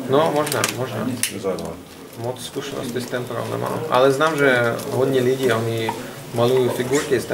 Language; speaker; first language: Czech; non-native, learner; Russian